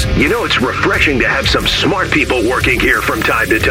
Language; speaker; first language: English; native; English